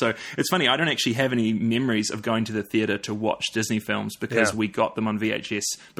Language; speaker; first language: English; native; English